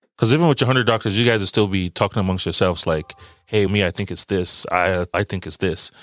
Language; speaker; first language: English; early bilingual, other home language; Yoruba